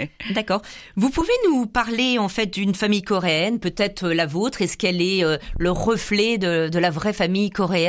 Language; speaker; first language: French; native; French